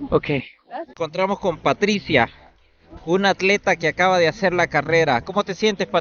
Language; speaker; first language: Spanish; native; Spanish